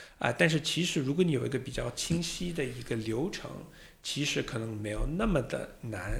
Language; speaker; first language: Chinese; non-native, fluent; English